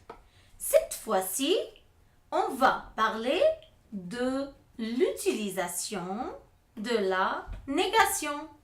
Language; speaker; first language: French; non-native, fluent; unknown